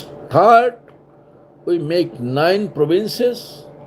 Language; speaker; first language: English; non-native, local second language; Bangla